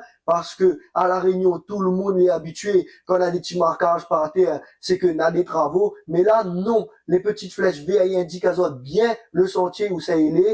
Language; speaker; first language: French; non-native, local second language; Réunion Creole French